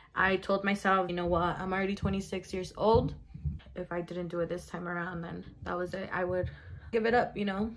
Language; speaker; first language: English; early bilingual, other home language; Spanish